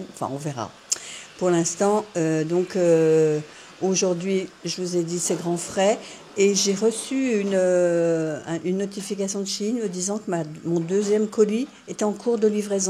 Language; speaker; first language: French; native; French